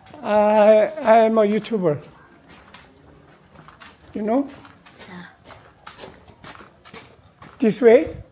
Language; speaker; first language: English; non-native, learner; Korean